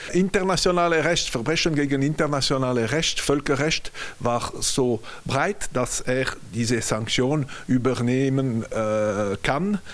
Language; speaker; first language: German; non-native, local second language; French